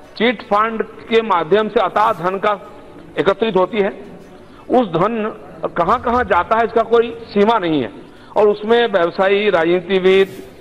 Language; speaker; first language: Hindi; non-native, local second language; Bangla